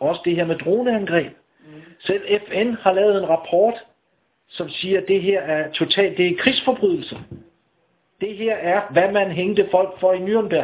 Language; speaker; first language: Danish; native; Danish